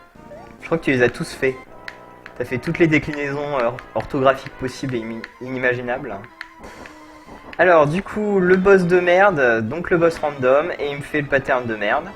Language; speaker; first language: French; native; French